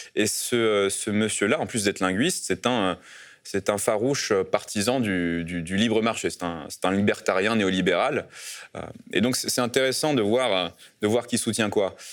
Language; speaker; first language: French; native; French